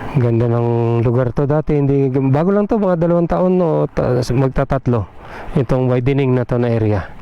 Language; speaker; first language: Filipino; non-native, local second language; Aklanon